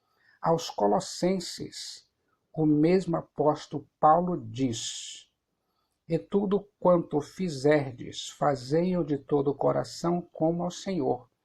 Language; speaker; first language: Portuguese; native; Portuguese